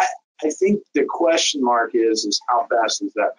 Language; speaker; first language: English; native; English